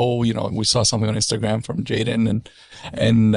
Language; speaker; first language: English; non-native, fluent; Arabic